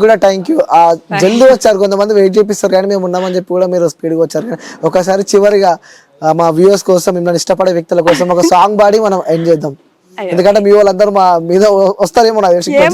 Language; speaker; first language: Telugu; native; Telugu